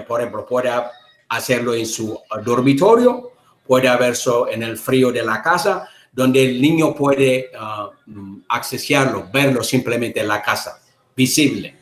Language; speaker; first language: Spanish; non-native, learner; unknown